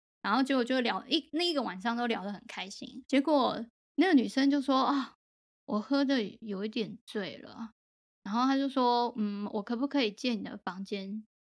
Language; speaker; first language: Chinese; native; Chinese